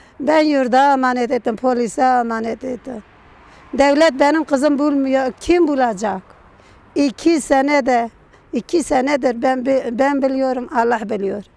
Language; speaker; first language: Turkish; non-native, local second language; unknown